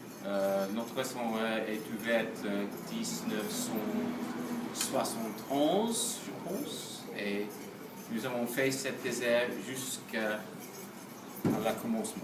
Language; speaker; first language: French; non-native, learner; English